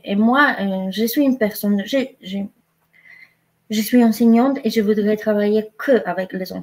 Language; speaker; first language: French; non-native, fluent; Polish